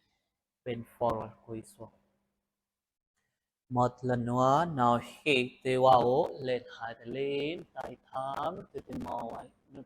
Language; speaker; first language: Vietnamese; non-native, learner; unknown